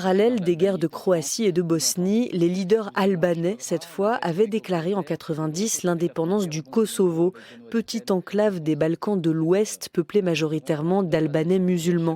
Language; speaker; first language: French; native; French